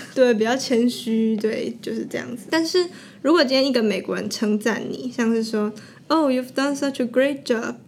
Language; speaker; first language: Chinese; native; Chinese